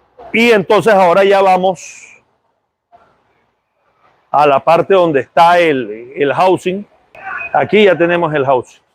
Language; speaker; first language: Spanish; native; Spanish